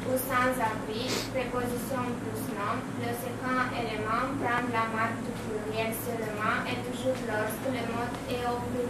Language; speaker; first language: French; non-native, learner; Romanian